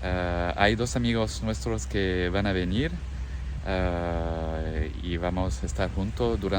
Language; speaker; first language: Spanish; non-native, fluent; French